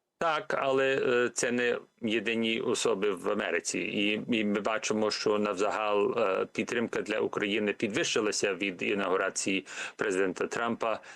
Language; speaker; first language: Ukrainian; early bilingual, heritage; Ukrainian